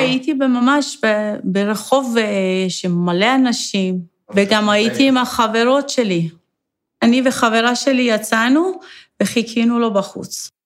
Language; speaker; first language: Hebrew; non-native, fluent; Persian